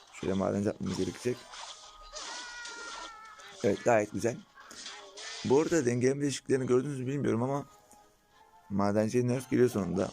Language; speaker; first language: Turkish; native; Turkish